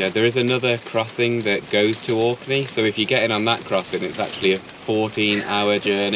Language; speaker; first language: English; native; English